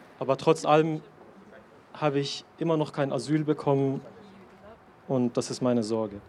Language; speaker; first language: German; non-native, fluent; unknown